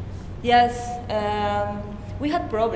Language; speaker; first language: English; non-native, learner; Spanish